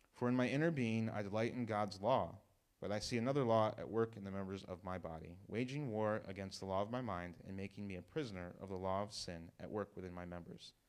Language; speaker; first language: English; native; English